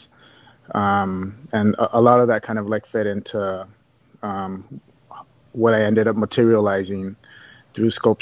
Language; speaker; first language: English; native; English